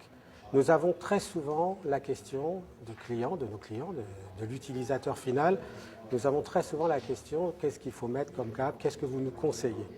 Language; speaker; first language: French; native; French